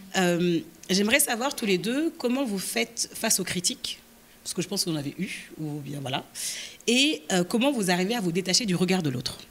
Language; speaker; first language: French; native; French